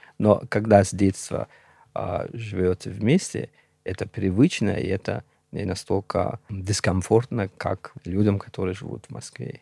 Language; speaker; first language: Russian; non-native, local second language; Shughni